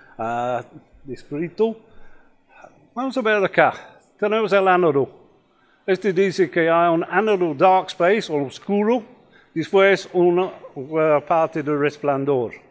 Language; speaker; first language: Spanish; non-native, fluent; English